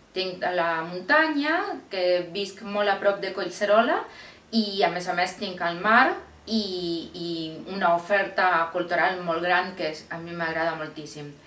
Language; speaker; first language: Catalan; non-native, fluent; Spanish